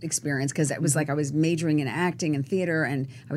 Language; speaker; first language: English; native; English